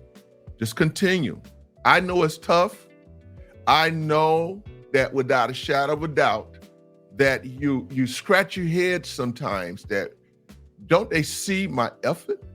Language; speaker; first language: English; native; English